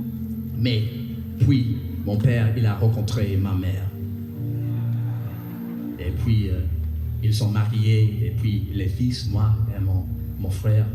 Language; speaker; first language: French; non-native, learner; English